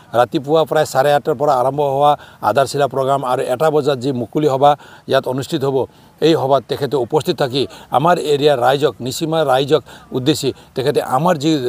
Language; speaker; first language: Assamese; non-native, local second language; Nepali